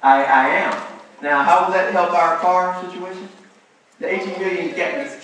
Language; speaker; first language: English; native; English